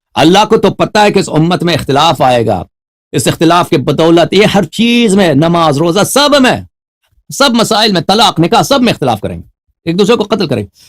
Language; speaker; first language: Urdu; non-native, fluent; Persian